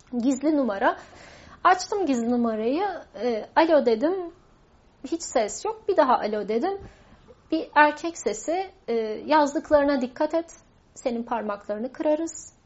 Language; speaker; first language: Turkish; non-native, local second language; Kurdish